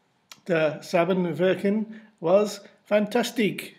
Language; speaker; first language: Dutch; non-native, learner; English